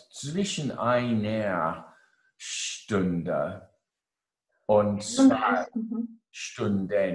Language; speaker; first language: German; non-native, learner; English